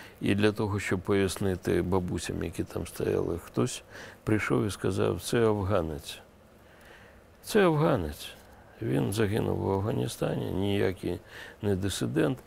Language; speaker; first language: Ukrainian; non-native, local second language; Russian